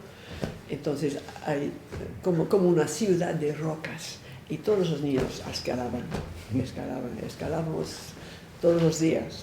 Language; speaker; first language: Spanish; non-native, fluent; English